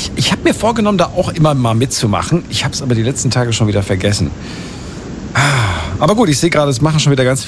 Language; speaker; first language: German; native; German